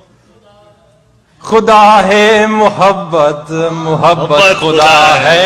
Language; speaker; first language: Urdu; non-native, fluent; English